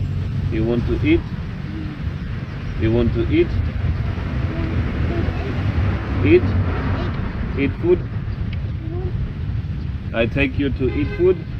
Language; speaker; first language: English; non-native, local second language; Hindi